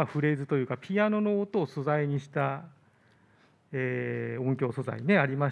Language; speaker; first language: Japanese; native; Japanese